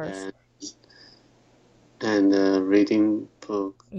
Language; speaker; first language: English; non-native, learner; Chinese